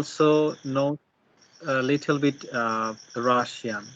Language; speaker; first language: English; non-native, learner; Bangla